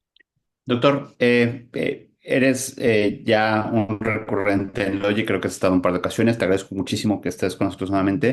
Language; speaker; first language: Spanish; native; Spanish